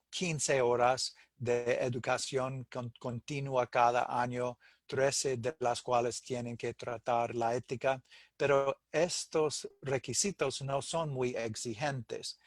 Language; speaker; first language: Spanish; non-native, fluent; English